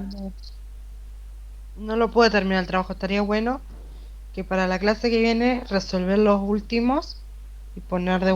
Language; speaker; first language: Spanish; native; Spanish